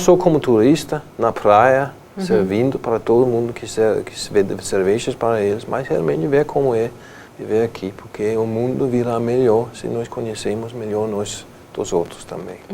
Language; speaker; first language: Portuguese; non-native, fluent; Danish